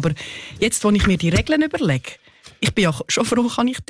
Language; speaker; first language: German; native; German